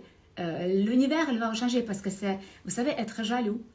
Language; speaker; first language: French; non-native, fluent; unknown